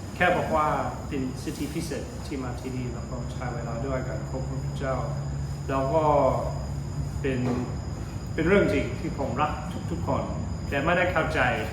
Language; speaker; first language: Thai; non-native, fluent; English